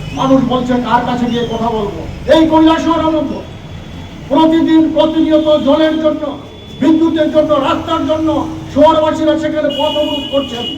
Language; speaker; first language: Bangla; native; Bangla